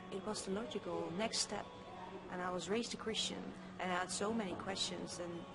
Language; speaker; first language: English; non-native, fluent; Dutch